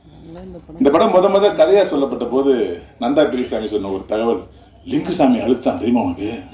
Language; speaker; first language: Tamil; native; Tamil